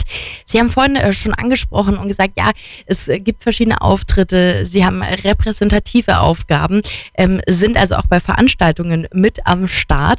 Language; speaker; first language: German; native; German